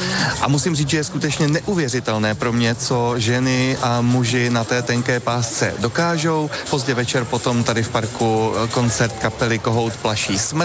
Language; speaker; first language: Czech; native; Czech